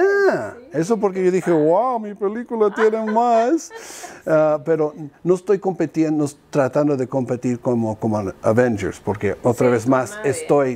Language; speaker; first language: Spanish; early bilingual, heritage; Spanish